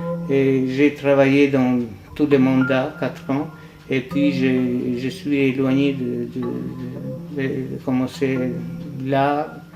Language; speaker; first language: French; non-native, fluent; Albanian